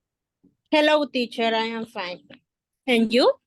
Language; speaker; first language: English; non-native, learner; Spanish